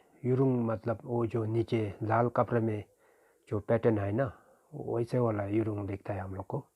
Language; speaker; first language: Hindi; non-native, fluent; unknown